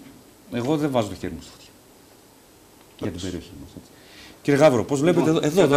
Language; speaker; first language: Greek; native; Greek